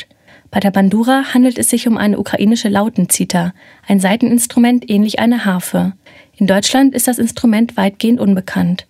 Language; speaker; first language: German; native; German